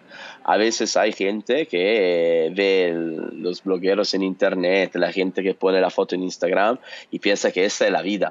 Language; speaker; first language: Spanish; non-native, learner; Italian